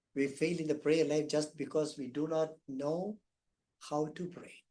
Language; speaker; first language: English; non-native, local second language; Tamil